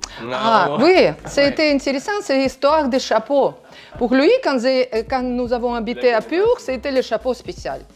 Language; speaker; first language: French; non-native, learner; Russian